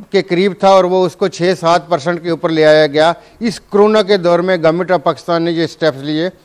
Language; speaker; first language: Urdu; non-native, local second language; Punjabi